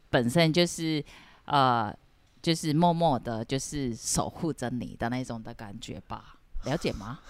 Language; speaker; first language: Chinese; non-native, fluent; Japanese